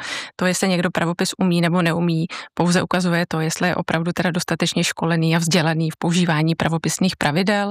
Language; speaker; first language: Czech; native; Czech